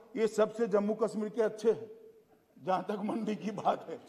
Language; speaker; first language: Hindi; non-native, local second language; Gujarati